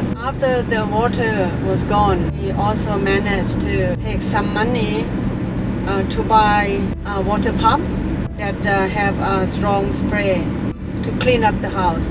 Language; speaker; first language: English; non-native, fluent; Thai